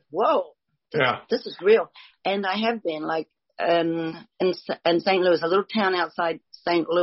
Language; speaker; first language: English; native; English